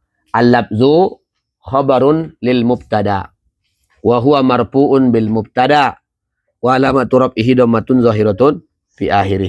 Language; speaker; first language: Arabic; non-native, fluent; Indonesian